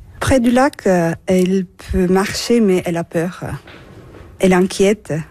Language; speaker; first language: French; non-native, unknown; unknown